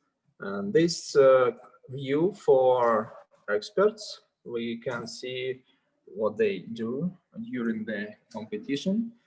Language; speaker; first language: English; non-native, learner; Russian